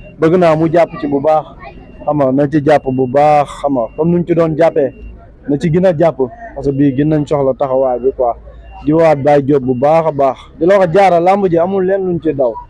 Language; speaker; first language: Wolof; native; Wolof